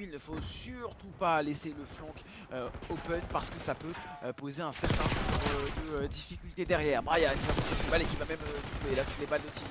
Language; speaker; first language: French; native; French